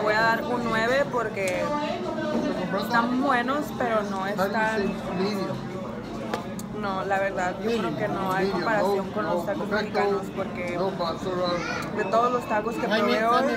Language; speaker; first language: Spanish; early bilingual, heritage; Spanish